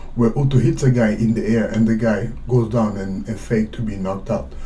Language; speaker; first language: English; non-native, fluent; Swedish